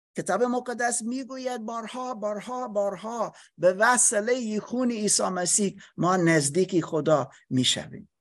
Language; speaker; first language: Persian; non-native, learner; English